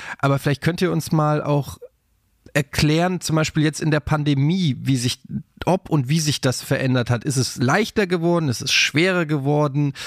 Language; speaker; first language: German; native; German